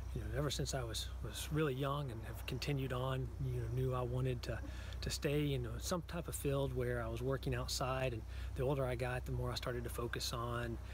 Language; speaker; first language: English; native; English